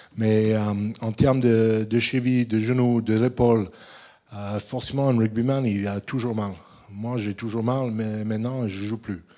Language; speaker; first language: French; non-native, fluent; English